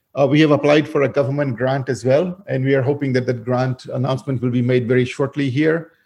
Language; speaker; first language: English; non-native, fluent; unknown